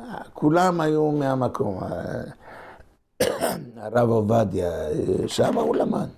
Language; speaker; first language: Hebrew; non-native, local second language; Ladino